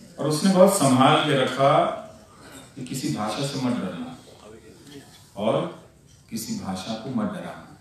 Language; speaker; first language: Hindi; non-native, local second language; Bhojpuri